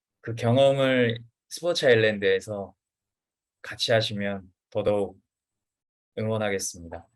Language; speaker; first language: Korean; native; Korean